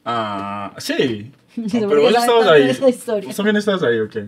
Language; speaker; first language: Spanish; native; Spanish